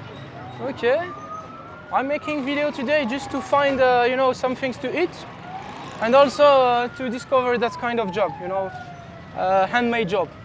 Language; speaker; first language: English; non-native, learner; French